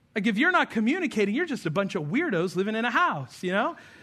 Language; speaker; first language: English; native; English